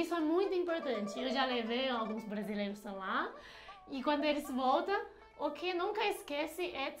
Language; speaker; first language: Portuguese; non-native, learner; Chinese